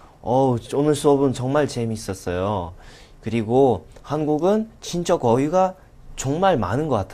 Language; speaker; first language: Korean; non-native, fluent; Russian